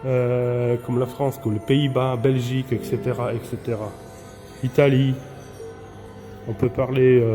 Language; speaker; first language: French; non-native, fluent; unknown